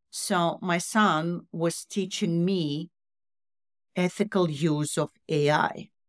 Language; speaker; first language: English; non-native, fluent; Russian